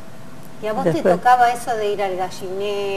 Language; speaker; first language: Spanish; native; Spanish